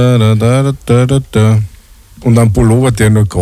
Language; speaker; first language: German; native; German